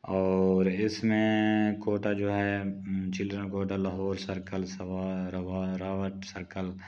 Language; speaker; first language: Urdu; non-native, local second language; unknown